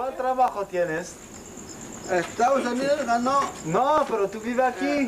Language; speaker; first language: Spanish; non-native, learner; Hebrew